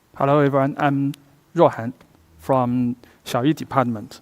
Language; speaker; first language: English; non-native, fluent; Chinese